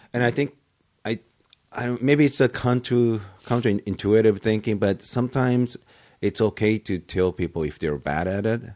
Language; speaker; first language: English; early bilingual, other home language; Japanese